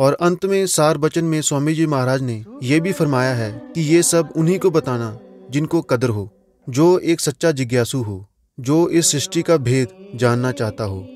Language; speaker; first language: Hindi; non-native, local second language; Punjabi